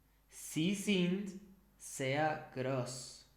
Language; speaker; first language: German; non-native, learner; Spanish